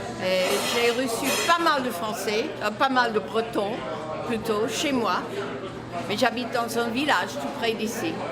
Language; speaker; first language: French; non-native, fluent; English